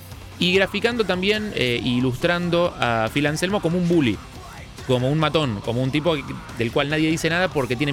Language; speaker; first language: Spanish; native; Spanish